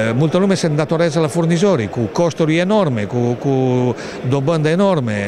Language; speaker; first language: Romanian; non-native, fluent; Italian